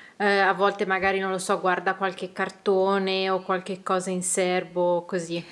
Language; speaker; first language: Italian; native; Italian